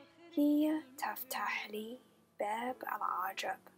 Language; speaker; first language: Arabic; non-native, learner; Chinese